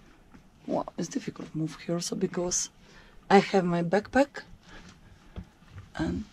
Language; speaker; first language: English; non-native, fluent; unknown